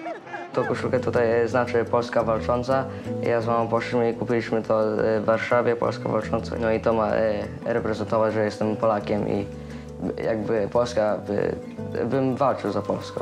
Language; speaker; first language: Polish; early bilingual, heritage; Polish